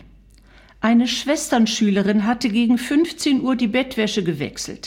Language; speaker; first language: German; native; German